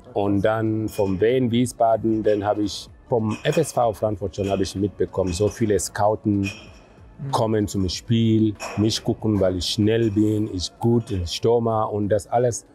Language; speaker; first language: German; non-native, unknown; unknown